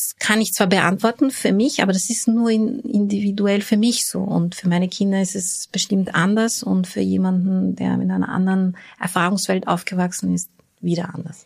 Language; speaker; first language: German; early bilingual, other home language; Bulgarian